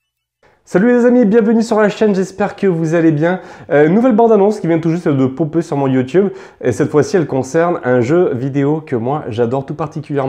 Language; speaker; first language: French; native; French